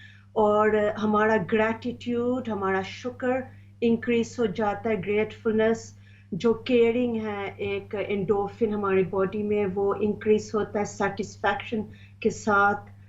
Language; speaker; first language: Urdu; early bilingual, heritage; Urdu